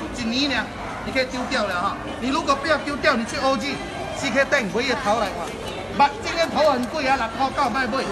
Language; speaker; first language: Chinese; non-native, local second language; Tamil